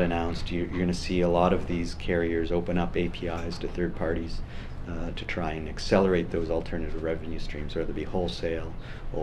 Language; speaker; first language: English; native; English